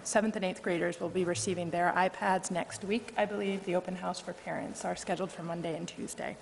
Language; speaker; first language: English; native; English